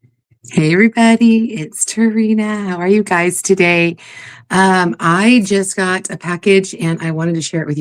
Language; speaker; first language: English; native; English